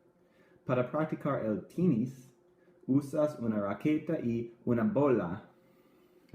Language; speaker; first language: Spanish; non-native, fluent; English